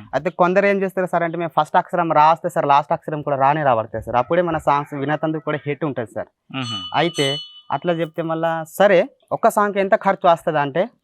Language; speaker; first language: Telugu; non-native, local second language; Gondi